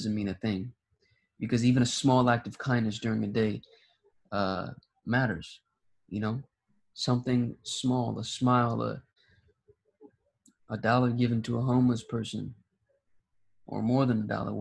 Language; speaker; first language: English; early bilingual, other home language; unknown